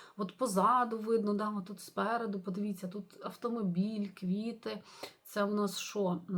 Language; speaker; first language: Ukrainian; non-native, local second language; Russian